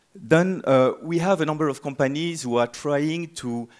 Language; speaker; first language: English; non-native, fluent; French